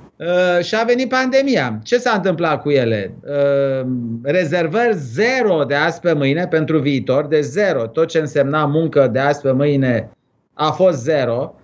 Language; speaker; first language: Romanian; native; Romanian